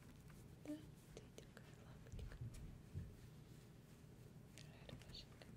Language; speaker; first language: Russian; native; Russian